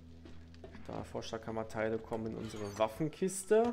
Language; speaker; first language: German; native; German